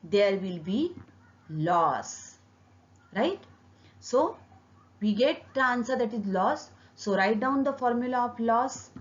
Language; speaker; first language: English; non-native, local second language; Marathi